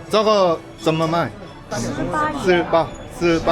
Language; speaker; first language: Chinese; non-native, learner; Korean